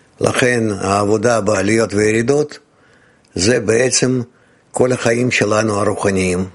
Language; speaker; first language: Hebrew; non-native, fluent; Russian